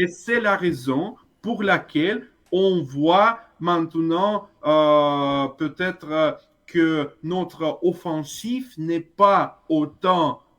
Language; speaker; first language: French; non-native, fluent; Russian